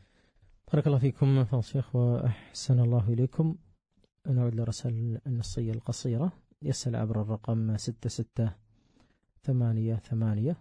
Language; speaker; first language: Arabic; native; Arabic